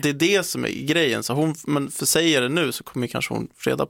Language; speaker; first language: Swedish; native; Swedish